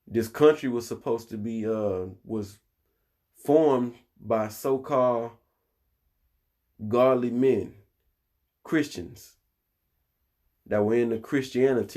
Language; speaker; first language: English; native; English